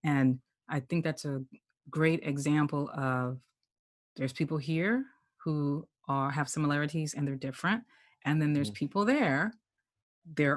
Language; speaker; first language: English; native; English